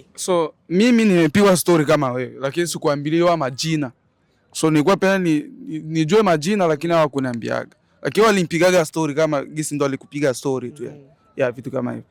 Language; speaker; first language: Swahili; native; Swahili